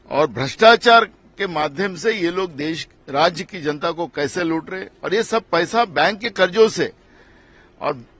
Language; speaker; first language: Hindi; non-native, local second language; Marathi